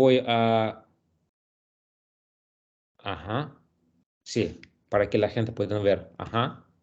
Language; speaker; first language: Spanish; non-native, learner; Russian